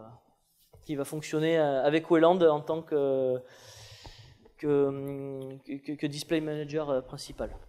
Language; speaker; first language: French; native; French